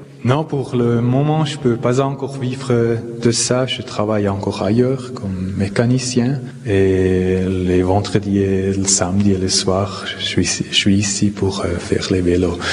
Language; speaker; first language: French; non-native, local second language; Swiss German